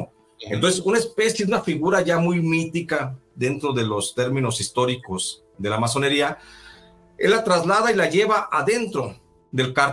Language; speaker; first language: Spanish; native; Spanish